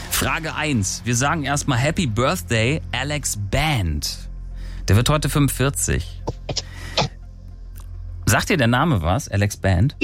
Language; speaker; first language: German; native; German